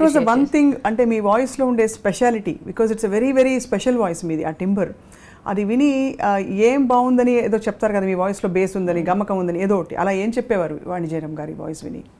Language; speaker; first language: Telugu; native; Telugu